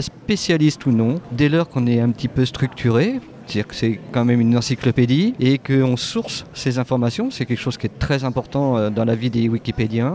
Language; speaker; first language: French; native; French